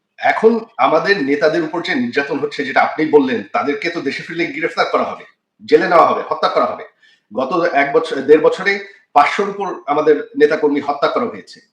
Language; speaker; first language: Bangla; early bilingual, heritage; Bangla